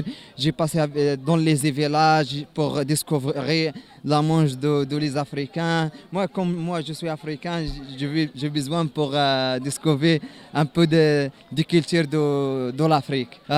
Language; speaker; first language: French; non-native, learner; Arabic